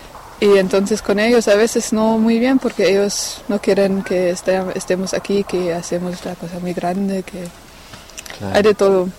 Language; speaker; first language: Spanish; non-native, fluent; French